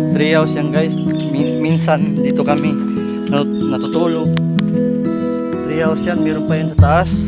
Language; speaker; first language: Filipino; non-native, local second language; Surigaonon